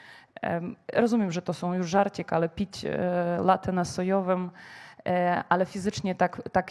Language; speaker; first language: Polish; non-native, fluent; Ukrainian